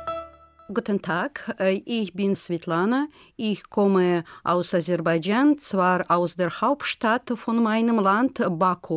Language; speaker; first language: German; non-native, fluent; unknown